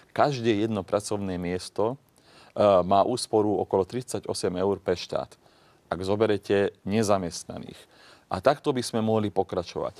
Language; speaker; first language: Slovak; non-native, local second language; Hungarian